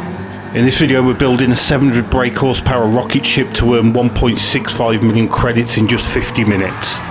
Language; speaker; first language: English; native; English